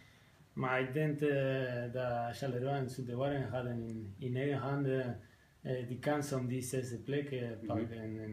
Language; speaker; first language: Dutch; non-native, fluent; Spanish